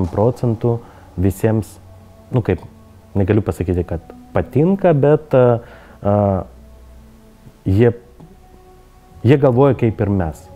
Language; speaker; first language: Lithuanian; non-native, learner; Ukrainian